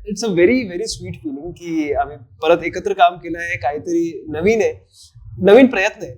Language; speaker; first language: Marathi; non-native, local second language; Hindi